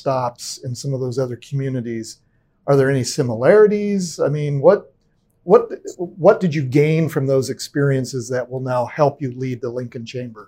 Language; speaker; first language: English; native; English